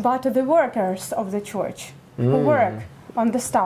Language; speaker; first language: English; non-native, fluent; Russian